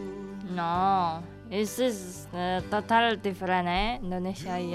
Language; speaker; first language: Catalan; non-native, learner; Indonesian